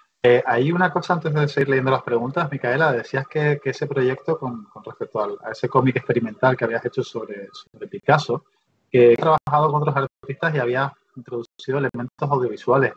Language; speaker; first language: Spanish; native; Spanish